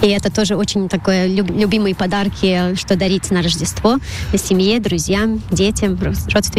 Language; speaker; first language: Russian; non-native, local second language; Latvian